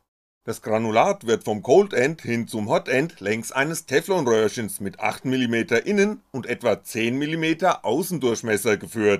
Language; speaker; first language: German; native; German